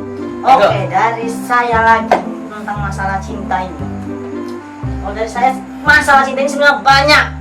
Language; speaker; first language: Indonesian; non-native, local second language; Javanese